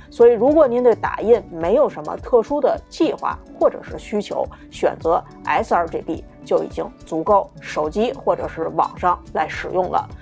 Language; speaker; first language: Chinese; native; Chinese